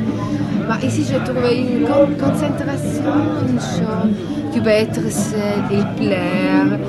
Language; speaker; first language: French; non-native, learner; Italian